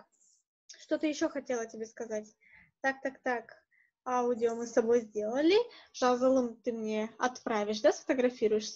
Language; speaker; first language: Russian; native; Russian